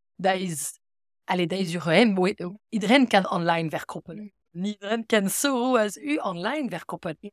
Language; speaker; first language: Dutch; non-native, fluent; French